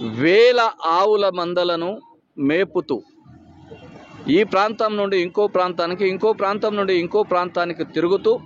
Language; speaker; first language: Telugu; non-native, local second language; Lambadi